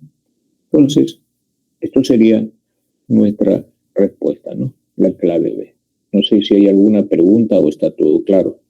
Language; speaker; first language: Spanish; native; Spanish